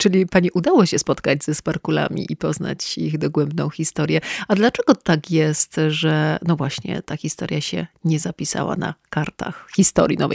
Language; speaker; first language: Polish; native; Polish